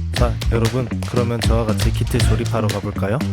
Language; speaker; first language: Korean; native; Korean